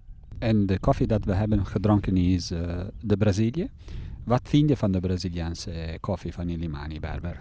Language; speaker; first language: Dutch; non-native, fluent; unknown